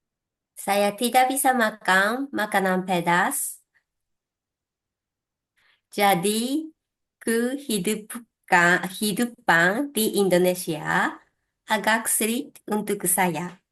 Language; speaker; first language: Indonesian; non-native, learner; Japanese